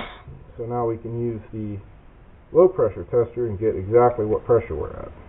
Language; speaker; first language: English; native; English